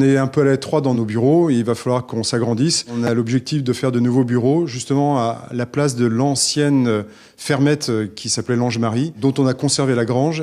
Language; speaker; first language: French; native; French